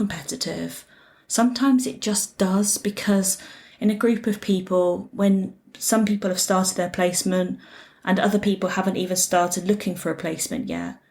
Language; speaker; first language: English; native; English